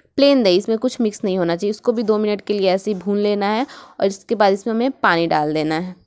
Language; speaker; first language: Hindi; native; Hindi